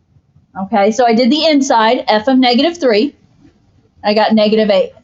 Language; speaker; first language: English; native; English